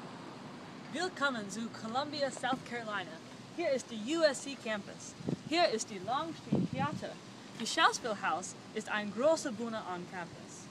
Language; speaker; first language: German; non-native, learner; English